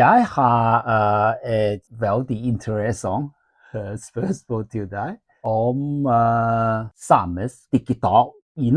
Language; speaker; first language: Norwegian; non-native, learner; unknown